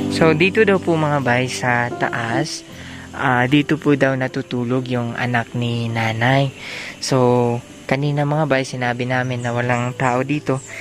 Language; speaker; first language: Filipino; non-native, local second language; Cebuano